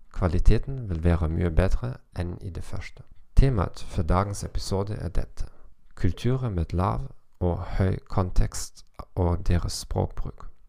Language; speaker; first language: Norwegian; non-native, learner; German